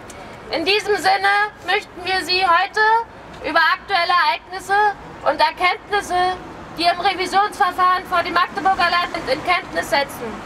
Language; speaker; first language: German; native; German